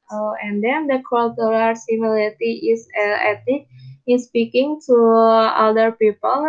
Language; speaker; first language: English; non-native, learner; Indonesian